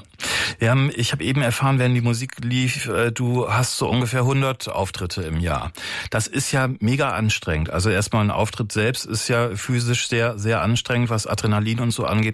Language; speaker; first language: German; native; German